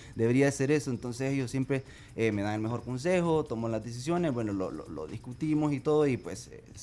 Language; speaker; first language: Spanish; native; Spanish